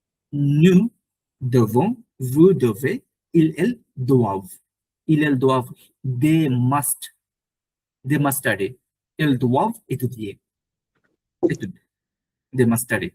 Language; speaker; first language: French; non-native, learner; Bangla